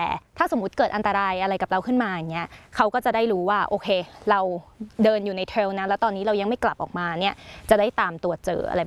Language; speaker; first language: Thai; native; Thai